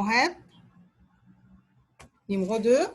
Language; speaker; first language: French; non-native, fluent; Arabic